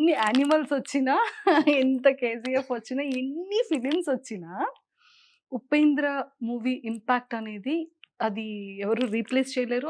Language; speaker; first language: Telugu; native; Telugu